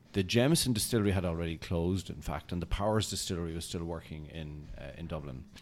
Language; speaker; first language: English; native; English